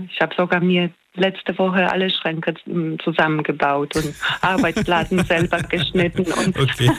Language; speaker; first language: German; non-native, fluent; Polish